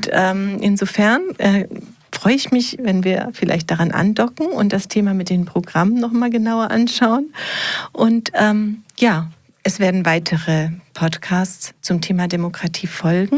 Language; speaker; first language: German; native; German